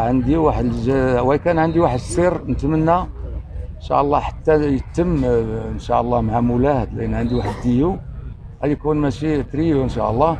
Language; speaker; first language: Arabic; native; Arabic